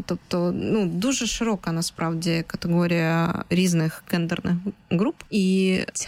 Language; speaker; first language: Ukrainian; native; Ukrainian